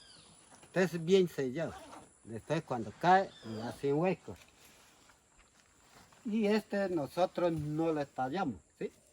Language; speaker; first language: Spanish; non-native, local second language; Ticuna